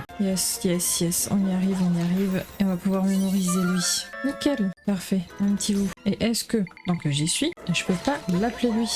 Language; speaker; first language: French; native; French